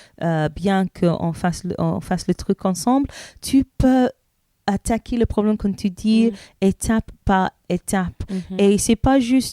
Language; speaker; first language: French; non-native, learner; English